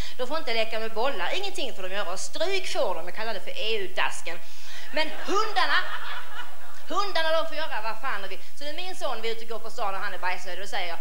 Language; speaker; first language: Swedish; native; Swedish